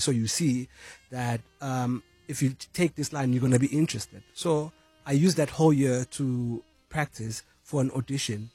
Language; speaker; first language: English; non-native, local second language; Zulu